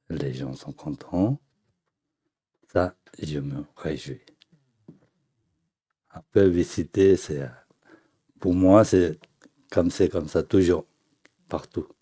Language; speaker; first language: French; non-native, fluent; Tibetan